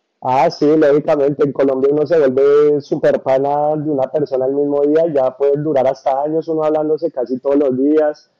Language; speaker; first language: Spanish; native; Spanish